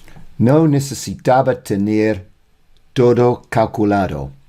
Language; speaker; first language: Spanish; non-native, learner; English